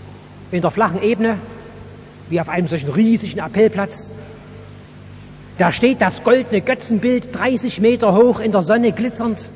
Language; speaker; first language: German; native; German